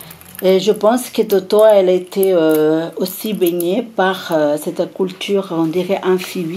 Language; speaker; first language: French; non-native, fluent; Spanish